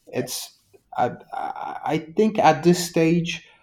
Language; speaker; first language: English; non-native, fluent; Polish